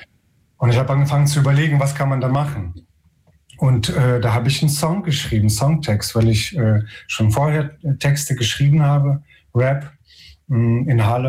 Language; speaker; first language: German; non-native, fluent; Ukrainian